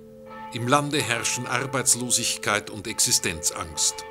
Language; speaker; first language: German; native; German